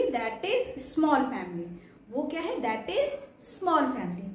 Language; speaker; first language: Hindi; native; Hindi